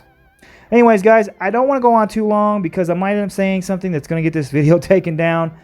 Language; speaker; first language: English; native; English